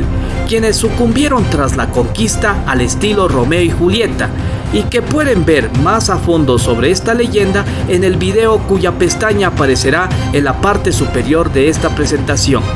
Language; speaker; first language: Spanish; native; Spanish